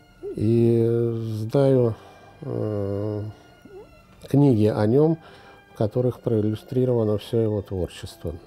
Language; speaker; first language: Russian; native; Russian